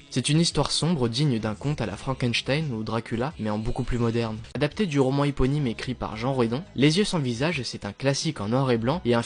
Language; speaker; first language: French; native; French